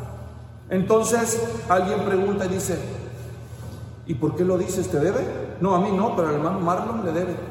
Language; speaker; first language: Spanish; native; Spanish